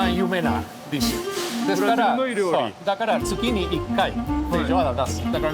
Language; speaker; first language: Japanese; non-native, fluent; Portuguese